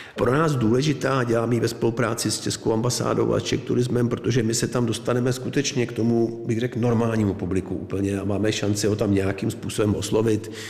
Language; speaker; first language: Czech; native; Czech